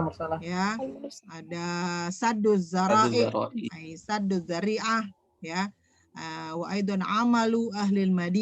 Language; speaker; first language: Arabic; non-native, fluent; Indonesian